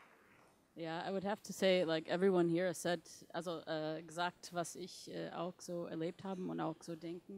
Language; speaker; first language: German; non-native, fluent; English